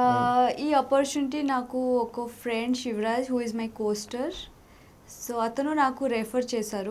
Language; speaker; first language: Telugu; non-native, local second language; Odia